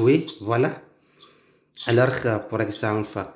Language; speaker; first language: French; non-native, learner; Indonesian